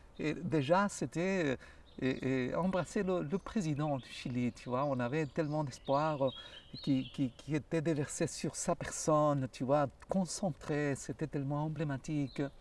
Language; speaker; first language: French; non-native, fluent; Spanish